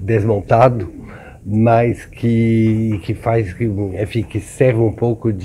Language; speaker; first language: Portuguese; non-native, fluent; French